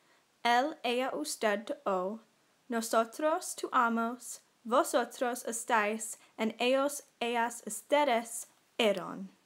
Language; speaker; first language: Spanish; non-native, learner; English